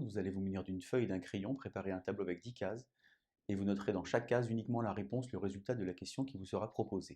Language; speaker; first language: French; native; French